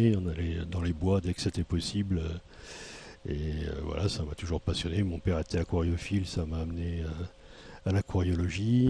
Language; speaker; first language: French; native; French